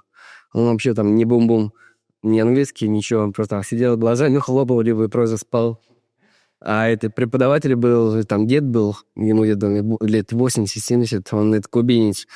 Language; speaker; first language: Russian; native; Russian